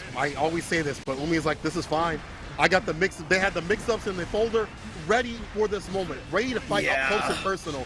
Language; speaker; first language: English; native; English